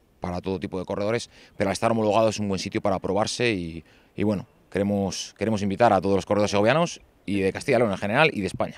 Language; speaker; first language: Spanish; native; Spanish